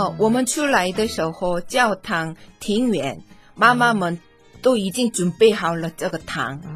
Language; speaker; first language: Chinese; non-native, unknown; Korean